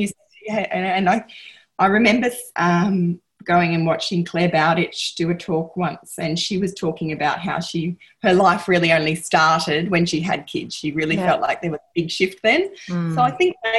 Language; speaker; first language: English; native; English